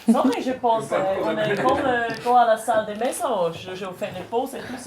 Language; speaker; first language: French; non-native, local second language; German